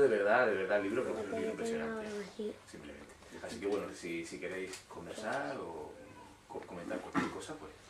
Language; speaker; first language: Spanish; native; Spanish